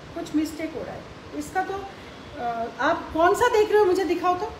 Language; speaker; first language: Hindi; non-native, local second language; Bangla